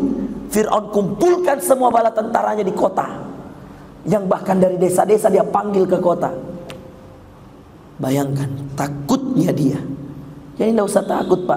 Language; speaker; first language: Indonesian; native; Indonesian